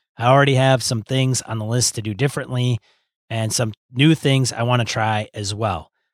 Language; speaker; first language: English; native; English